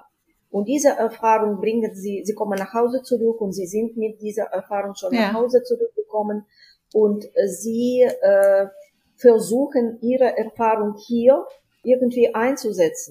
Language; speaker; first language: German; non-native, fluent; Ukrainian